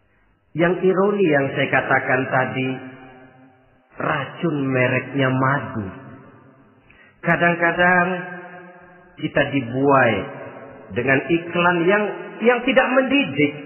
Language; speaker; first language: Indonesian; native; Indonesian